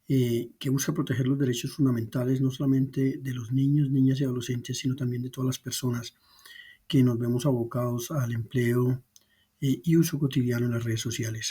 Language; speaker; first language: Spanish; native; Spanish